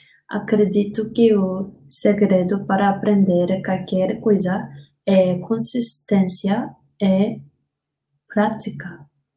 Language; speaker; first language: Portuguese; non-native, learner; Korean